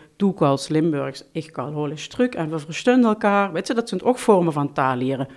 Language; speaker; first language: Dutch; non-native, local second language; Limburgish